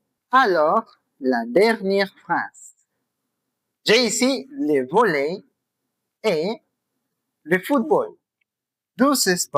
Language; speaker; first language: French; non-native, fluent; Spanish